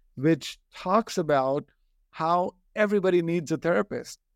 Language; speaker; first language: English; non-native, local second language; Hindi